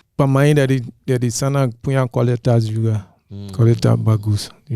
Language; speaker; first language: Indonesian; non-native, fluent; English